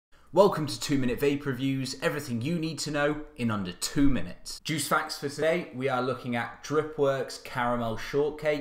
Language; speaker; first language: English; native; English